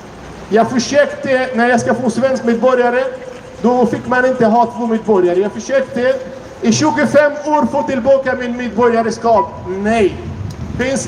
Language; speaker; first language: Swedish; non-native, fluent; Arabic